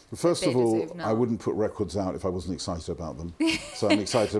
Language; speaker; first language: English; native; English